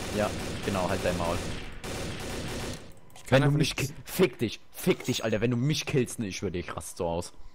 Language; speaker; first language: German; native; German